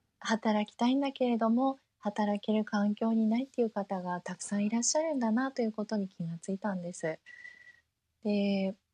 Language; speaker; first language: Japanese; early bilingual, heritage; Japanese